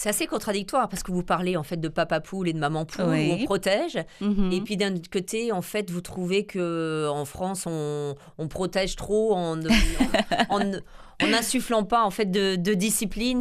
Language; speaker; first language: French; native; French